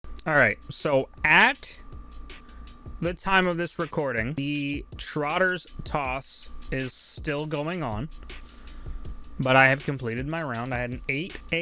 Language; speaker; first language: English; native; English